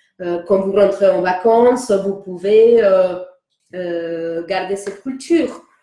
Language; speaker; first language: French; non-native, fluent; Spanish